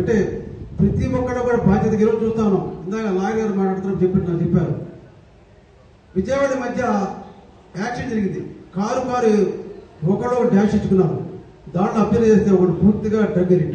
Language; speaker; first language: Telugu; native; Telugu